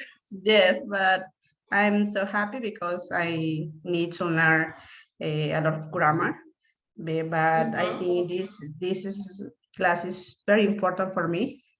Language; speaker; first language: English; non-native, learner; Spanish